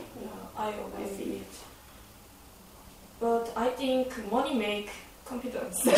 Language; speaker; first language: English; non-native, learner; Korean